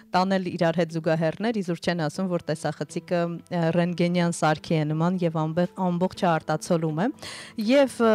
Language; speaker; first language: Armenian; native; Armenian